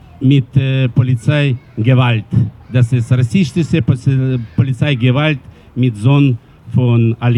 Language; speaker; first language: German; non-native, learner; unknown